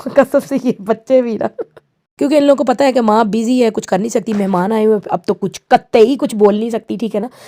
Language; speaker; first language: Urdu; native; Urdu